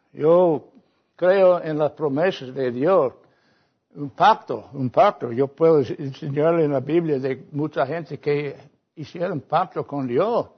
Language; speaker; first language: Spanish; non-native, fluent; English